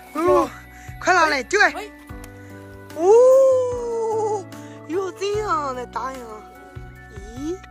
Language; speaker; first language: Chinese; native; Chinese